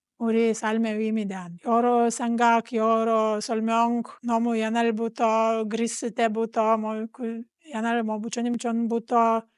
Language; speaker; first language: Korean; non-native, fluent; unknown